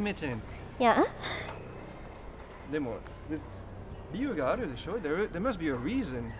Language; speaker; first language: Japanese; non-native, learner; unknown